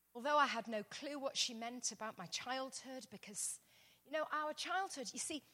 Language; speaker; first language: English; native; English